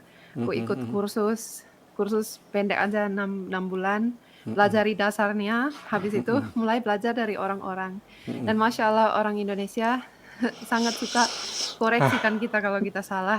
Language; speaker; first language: Indonesian; non-native, fluent; Finnish